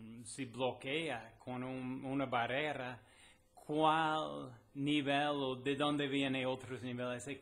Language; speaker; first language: Spanish; non-native, fluent; English